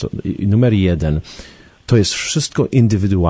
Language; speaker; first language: Polish; early bilingual, heritage; Polish